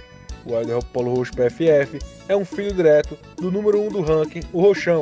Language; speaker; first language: Portuguese; native; Portuguese